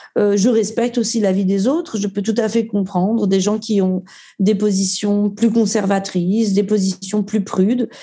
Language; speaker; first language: French; native; French